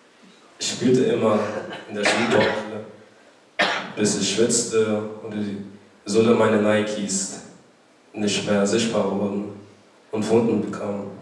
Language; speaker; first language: German; early bilingual, other home language; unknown